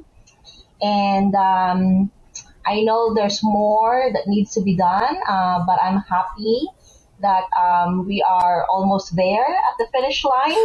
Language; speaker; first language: English; non-native, local second language; Hiligaynon